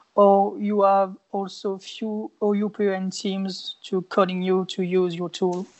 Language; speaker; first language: English; non-native, learner; French